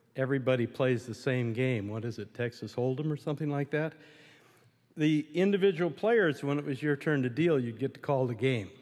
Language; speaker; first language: English; native; English